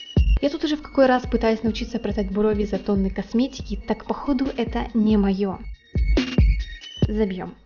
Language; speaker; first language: Russian; native; Russian